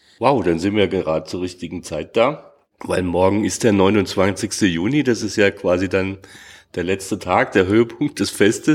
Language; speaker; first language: German; native; German